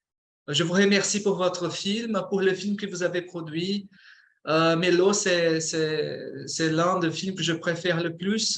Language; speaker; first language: French; non-native, fluent; Portuguese